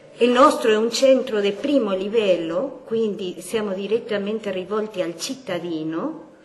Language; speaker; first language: Italian; non-native, fluent; Spanish